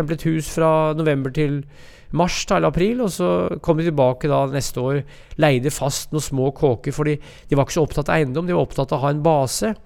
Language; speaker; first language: Norwegian; native; Norwegian